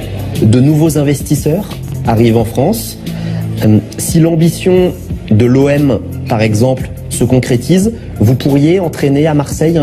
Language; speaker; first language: French; native; French